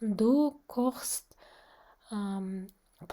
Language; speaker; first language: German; non-native, fluent; Kazakh